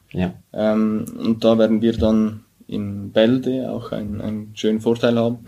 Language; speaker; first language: German; native; German